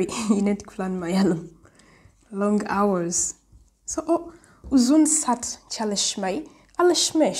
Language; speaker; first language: Turkish; non-native, learner; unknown